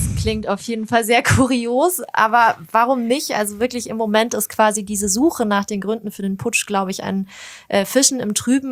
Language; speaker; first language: German; native; German